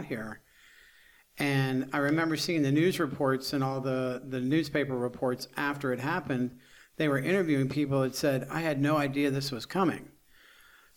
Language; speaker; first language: English; native; English